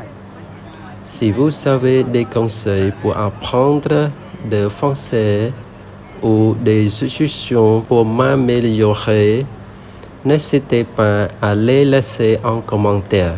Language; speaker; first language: French; non-native, learner; Khmer